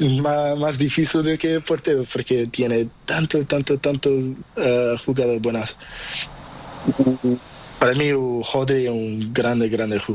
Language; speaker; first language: Spanish; non-native, learner; Portuguese